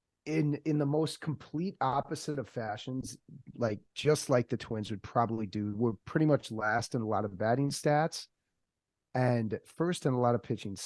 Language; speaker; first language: English; native; English